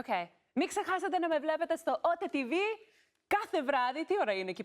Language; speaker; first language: Greek; early bilingual, heritage; English